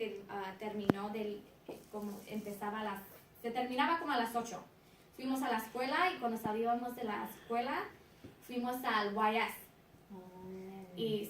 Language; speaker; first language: Spanish; early bilingual, heritage; Spanish